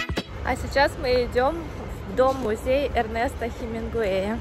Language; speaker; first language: Russian; native; Russian